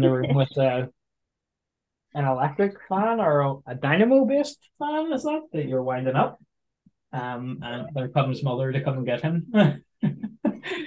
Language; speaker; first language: English; native; English